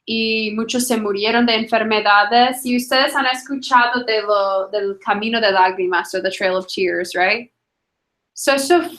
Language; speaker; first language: Spanish; non-native, fluent; English